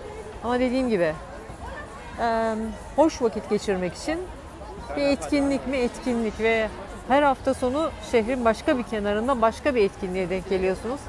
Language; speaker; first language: Turkish; native; Turkish